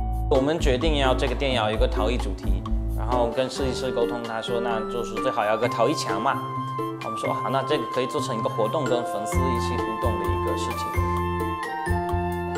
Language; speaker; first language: Chinese; non-native, fluent; English